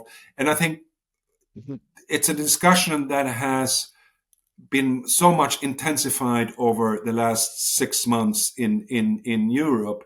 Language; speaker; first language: English; non-native, fluent; Swedish